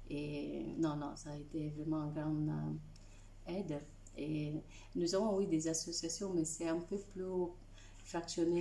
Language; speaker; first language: French; non-native, fluent; Italian